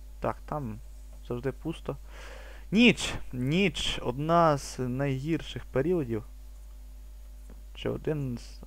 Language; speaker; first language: Ukrainian; native; Ukrainian